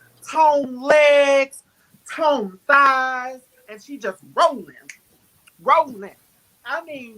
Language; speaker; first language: English; native; English